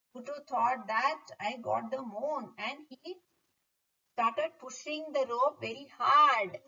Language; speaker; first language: English; non-native, local second language; Kannada